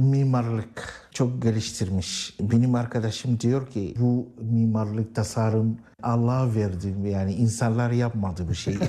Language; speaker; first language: Turkish; non-native, learner; Arabic